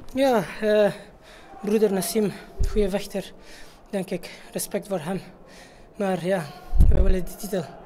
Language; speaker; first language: Dutch; non-native, learner; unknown